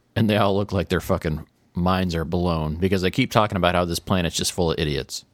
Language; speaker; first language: English; native; English